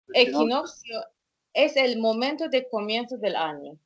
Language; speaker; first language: Spanish; non-native, fluent; Persian